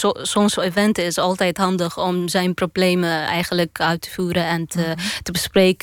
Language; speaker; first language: Dutch; non-native, learner; Arabic